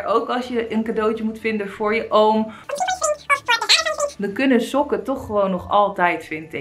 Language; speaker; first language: Dutch; native; Dutch